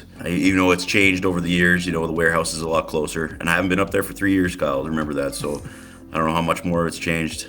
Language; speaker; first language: English; native; English